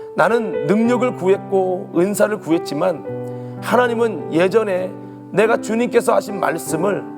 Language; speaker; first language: Korean; native; Korean